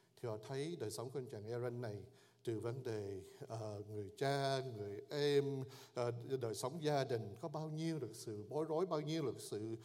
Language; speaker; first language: Vietnamese; early bilingual, heritage; Vietnamese